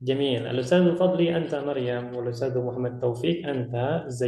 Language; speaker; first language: Arabic; non-native, fluent; Indonesian